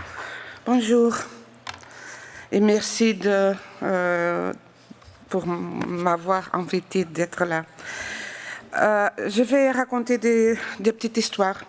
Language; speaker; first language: French; non-native, fluent; Portuguese